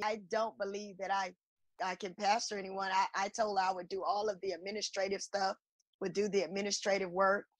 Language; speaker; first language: English; native; English